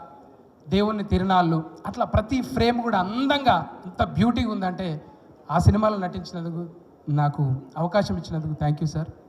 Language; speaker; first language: Telugu; native; Telugu